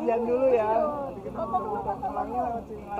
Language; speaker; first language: Indonesian; non-native, fluent; Turkish